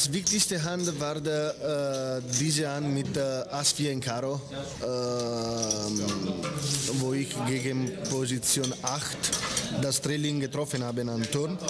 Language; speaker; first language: German; non-native, fluent; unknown